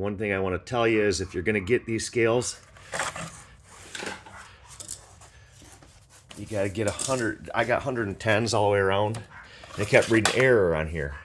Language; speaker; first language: English; native; English